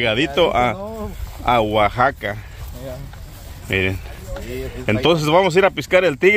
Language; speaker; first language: Spanish; native; Spanish